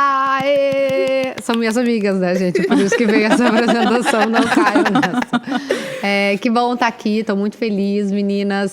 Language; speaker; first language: Portuguese; native; Portuguese